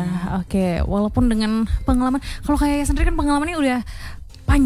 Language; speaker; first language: Indonesian; native; Indonesian